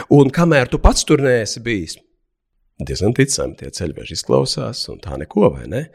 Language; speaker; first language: Latvian; native; Latvian